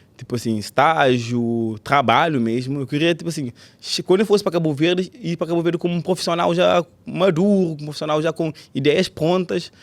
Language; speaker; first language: Portuguese; non-native, local second language; Kabuverdianu